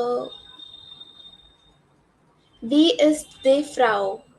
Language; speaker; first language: German; non-native, learner; English